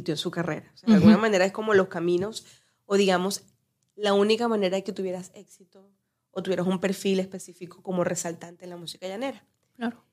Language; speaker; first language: Spanish; native; Spanish